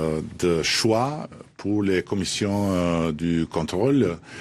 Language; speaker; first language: French; non-native, fluent; Albanian